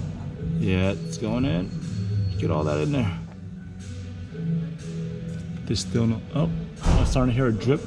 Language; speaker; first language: English; native; English